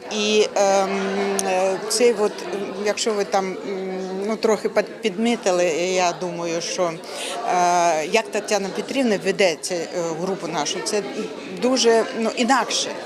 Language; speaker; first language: Ukrainian; non-native, learner; Crimean Tatar